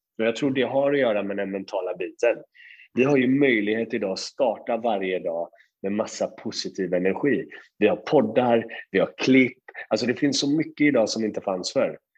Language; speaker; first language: Swedish; early bilingual, other home language; Persian